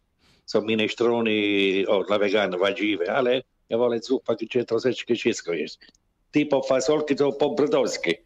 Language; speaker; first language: Polish; non-native, learner; Italian